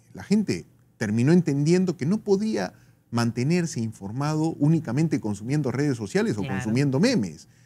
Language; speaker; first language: Spanish; native; Spanish